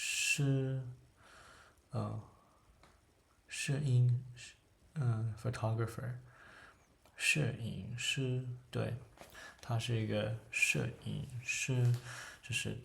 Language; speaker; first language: Chinese; non-native, learner; English